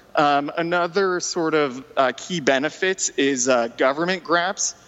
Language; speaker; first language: English; non-native, fluent; French